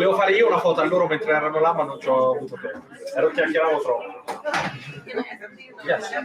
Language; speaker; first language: Italian; native; Italian